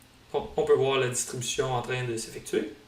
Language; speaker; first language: French; native; French